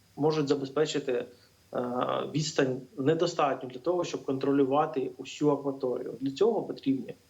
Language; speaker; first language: Ukrainian; native; Ukrainian